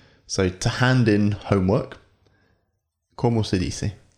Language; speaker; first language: Spanish; non-native, fluent; English